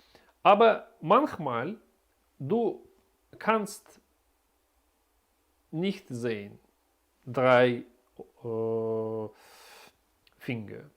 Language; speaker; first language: German; non-native, learner; Russian